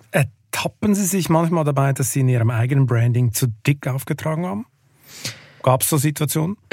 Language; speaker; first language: German; native; German